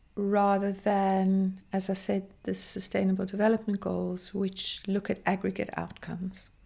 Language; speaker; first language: English; native; English